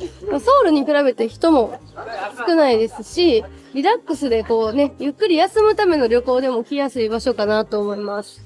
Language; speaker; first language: Japanese; native; Japanese